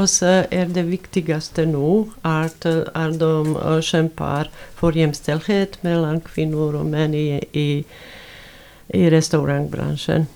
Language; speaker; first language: Swedish; non-native, fluent; Bosnian